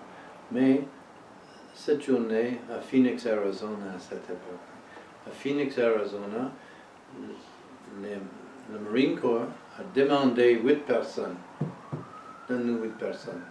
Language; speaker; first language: French; non-native, learner; English